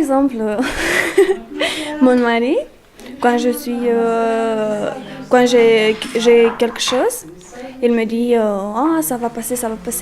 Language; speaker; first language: French; non-native, learner; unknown